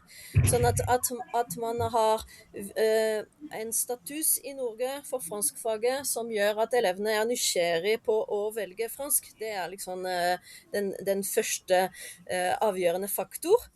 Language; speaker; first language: Norwegian; non-native, fluent; French